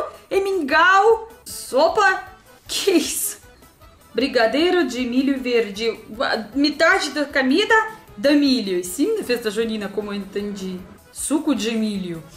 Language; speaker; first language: Portuguese; non-native, learner; Russian